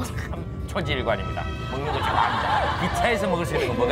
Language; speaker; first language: Korean; native; Korean